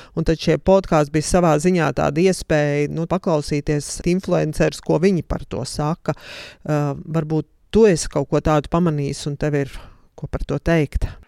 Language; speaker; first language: Latvian; native; Latvian